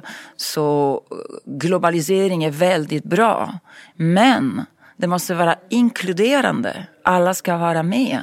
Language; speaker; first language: Swedish; non-native, fluent; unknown